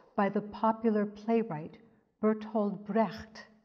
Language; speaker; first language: English; native; English